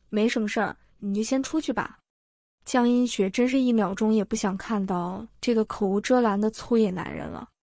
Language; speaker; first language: Chinese; native; Chinese